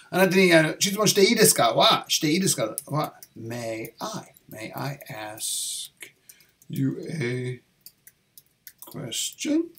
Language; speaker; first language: Japanese; non-native, learner; English